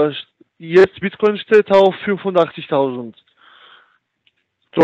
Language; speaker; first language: German; non-native, learner; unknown